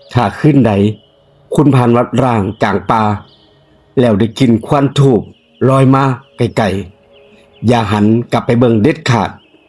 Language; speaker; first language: Lao; native; Lao